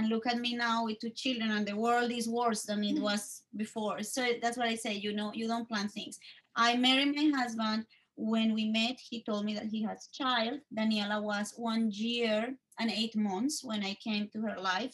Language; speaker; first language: English; non-native, fluent; Spanish